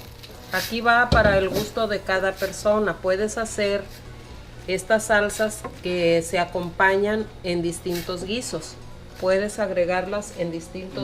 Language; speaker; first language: Spanish; native; Spanish